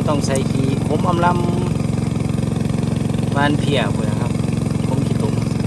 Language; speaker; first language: Thai; non-native, local second language; Northeastern Thai